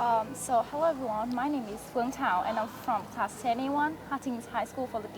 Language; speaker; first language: English; non-native, fluent; Vietnamese